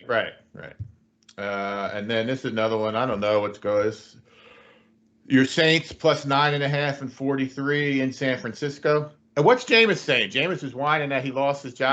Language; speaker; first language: English; native; English